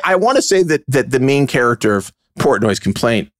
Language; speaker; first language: English; native; English